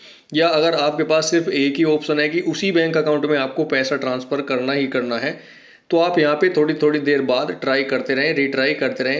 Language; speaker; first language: Hindi; native; Hindi